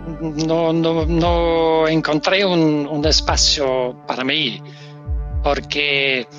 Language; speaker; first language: Spanish; non-native, learner; Danish